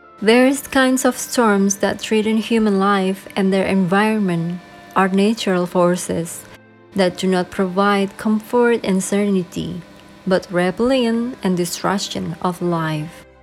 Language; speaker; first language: English; non-native, fluent; Indonesian